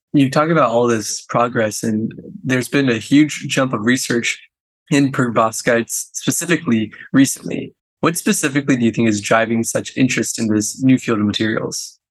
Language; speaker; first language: English; native; English